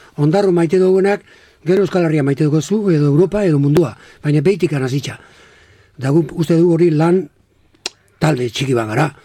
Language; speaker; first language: Basque; native; Basque